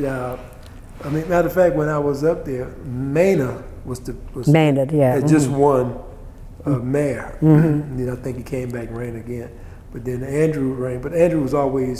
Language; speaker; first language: English; native; English